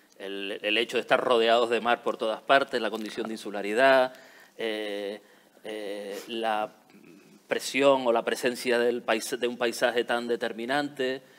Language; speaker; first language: Spanish; native; Spanish